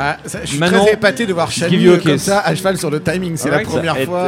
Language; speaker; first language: French; native; French